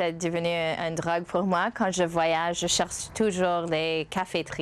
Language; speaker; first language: French; non-native, learner; English